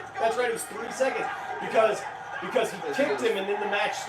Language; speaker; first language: English; native; English